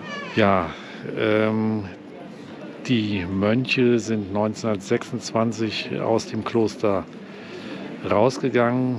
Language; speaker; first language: German; native; German